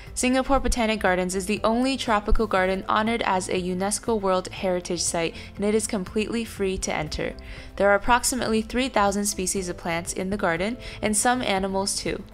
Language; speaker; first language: English; non-native, fluent; Chinese